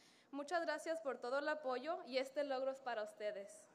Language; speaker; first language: Spanish; early bilingual, heritage; Spanish